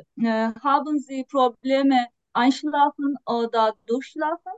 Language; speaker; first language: German; non-native, learner; Turkish